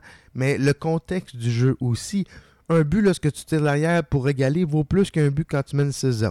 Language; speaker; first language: French; native; French